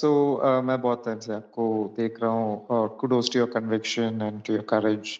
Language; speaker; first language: Hindi; non-native, local second language; Malayalam